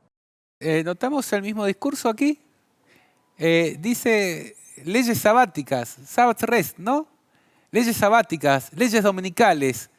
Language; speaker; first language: Spanish; native; Spanish